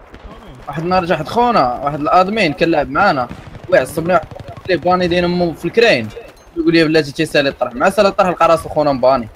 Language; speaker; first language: Arabic; native; Arabic